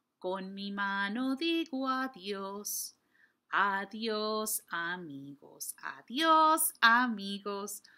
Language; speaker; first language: Spanish; non-native, fluent; English